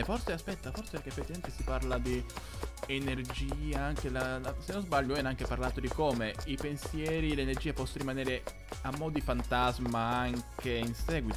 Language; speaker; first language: Italian; native; Italian